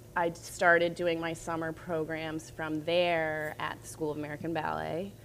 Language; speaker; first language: English; native; English